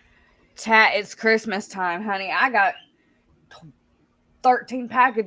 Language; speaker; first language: English; native; English